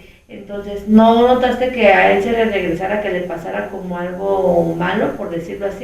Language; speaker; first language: Spanish; native; Spanish